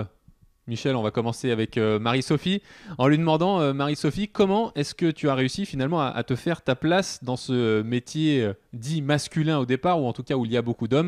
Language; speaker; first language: French; native; French